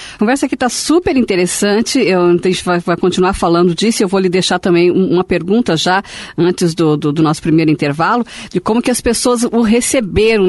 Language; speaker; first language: Portuguese; native; Portuguese